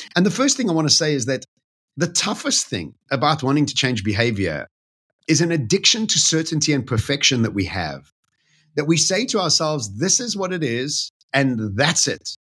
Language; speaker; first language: English; native; English